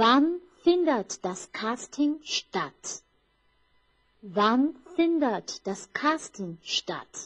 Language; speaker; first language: German; non-native, fluent; Chinese